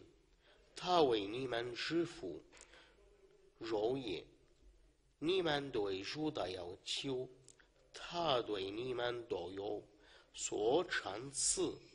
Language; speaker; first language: Chinese; non-native, learner; Arabic